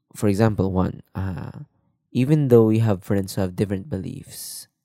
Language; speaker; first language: English; non-native, local second language; Filipino